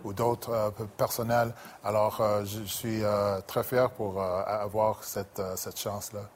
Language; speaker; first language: French; non-native, local second language; English